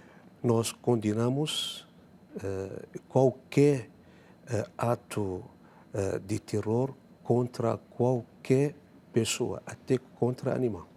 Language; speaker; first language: Portuguese; non-native, fluent; Arabic